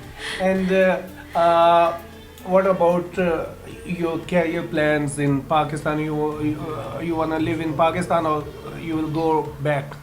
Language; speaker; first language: English; non-native, local second language; Urdu